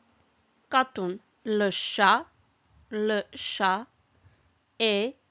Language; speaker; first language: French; non-native, fluent; Armenian